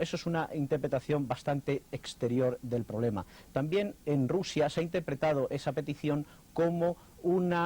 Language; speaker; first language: Spanish; native; Spanish